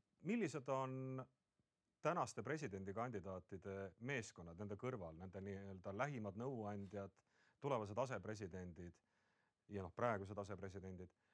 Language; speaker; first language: Estonian; native; Estonian